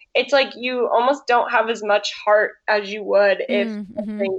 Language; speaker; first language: English; native; English